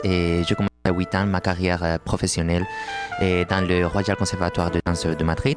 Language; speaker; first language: French; non-native, fluent; Spanish